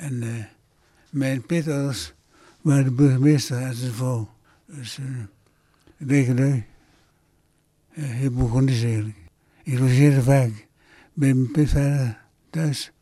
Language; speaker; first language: Dutch; early bilingual, other home language; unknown